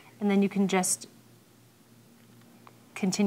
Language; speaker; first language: English; native; English